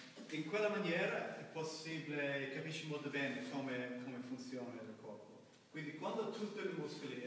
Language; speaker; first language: Italian; non-native, learner; English